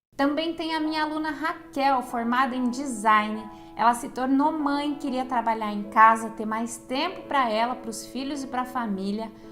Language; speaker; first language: Portuguese; native; Portuguese